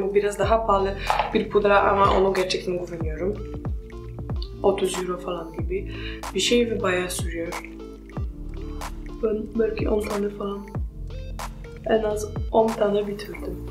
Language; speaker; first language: Turkish; non-native, fluent; Polish